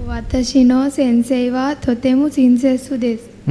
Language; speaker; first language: Japanese; non-native, learner; Sinhala